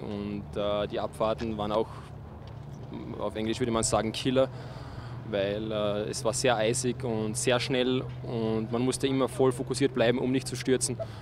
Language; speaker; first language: German; native; German